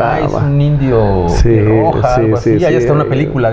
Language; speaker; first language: Spanish; native; Spanish